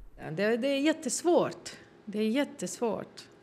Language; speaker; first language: Swedish; non-native, fluent; Bosnian